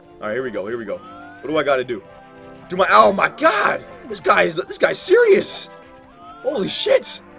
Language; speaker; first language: English; native; English